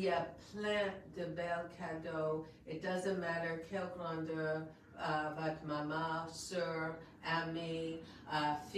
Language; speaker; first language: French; non-native, local second language; English